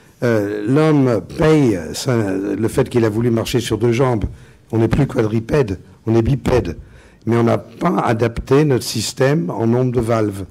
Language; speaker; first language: French; native; French